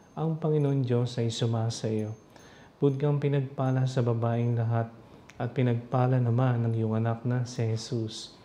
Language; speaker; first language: Filipino; native; Filipino